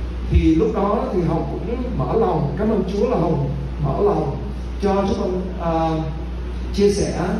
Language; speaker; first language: Vietnamese; early bilingual, heritage; Vietnamese